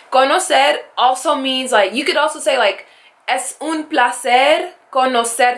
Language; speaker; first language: Spanish; non-native, fluent; English